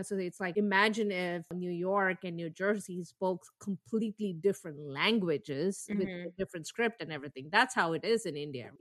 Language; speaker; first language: English; non-native, local second language; Tamil